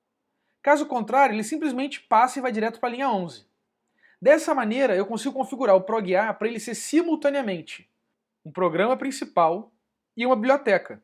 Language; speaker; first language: Portuguese; native; Portuguese